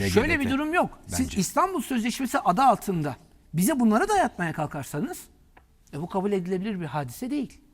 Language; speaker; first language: Turkish; native; Turkish